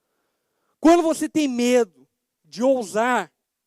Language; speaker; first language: Portuguese; native; Portuguese